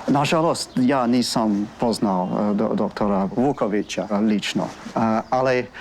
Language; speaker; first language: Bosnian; non-native, fluent; English